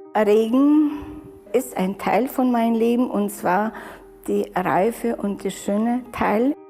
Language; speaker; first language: German; non-native, fluent; Bulgarian